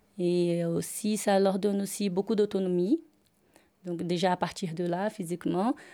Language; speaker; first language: French; non-native, fluent; Portuguese